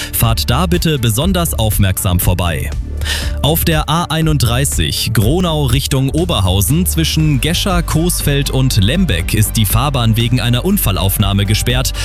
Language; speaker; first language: German; native; German